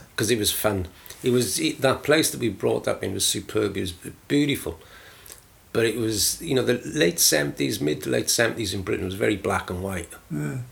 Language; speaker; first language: English; native; English